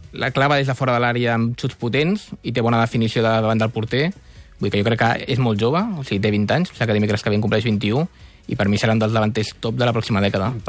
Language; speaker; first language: Catalan; native; Catalan